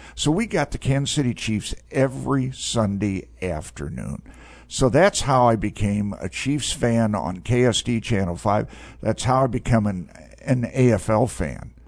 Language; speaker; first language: English; native; English